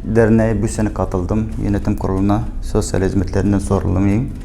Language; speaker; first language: Turkish; non-native, fluent; Arabic